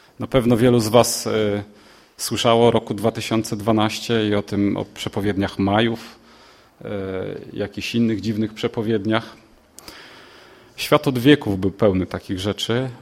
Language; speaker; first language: Polish; native; Polish